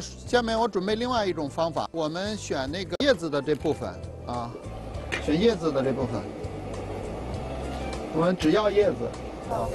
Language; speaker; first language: Chinese; native; Chinese